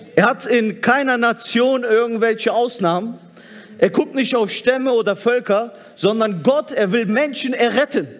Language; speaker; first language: German; early bilingual, other home language; Turkish